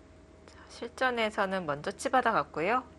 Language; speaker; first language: Korean; native; Korean